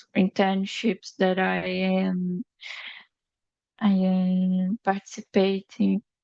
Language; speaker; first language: English; non-native, learner; Portuguese